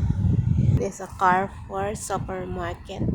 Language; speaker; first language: English; non-native, local second language; Filipino